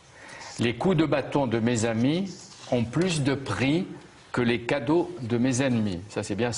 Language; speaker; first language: French; native; French